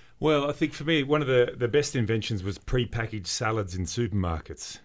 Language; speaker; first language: English; native; English